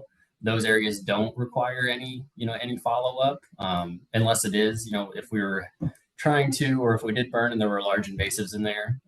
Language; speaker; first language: English; native; English